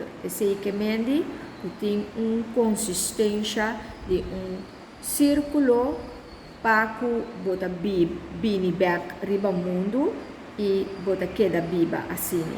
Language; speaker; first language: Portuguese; non-native, learner; Papiamento